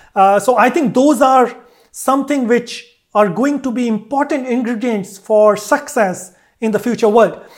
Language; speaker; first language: English; non-native, local second language; Hindi